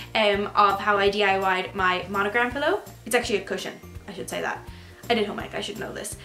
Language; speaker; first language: English; native; English